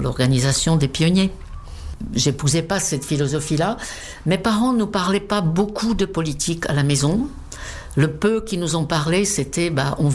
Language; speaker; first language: French; non-native, fluent; Czech